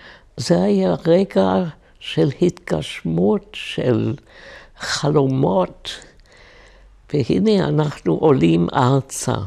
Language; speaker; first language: Hebrew; non-native, fluent; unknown